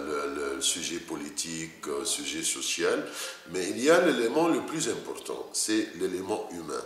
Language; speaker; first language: French; non-native, fluent; Arabic